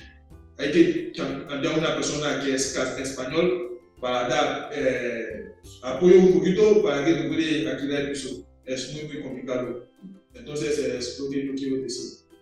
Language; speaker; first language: Spanish; non-native, learner; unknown